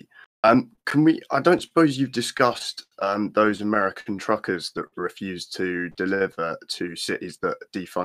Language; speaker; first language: English; native; English